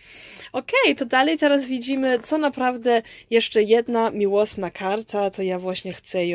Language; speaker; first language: Polish; early bilingual, heritage; Polish